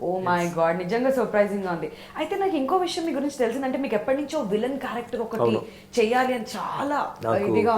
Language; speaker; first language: Telugu; native; Telugu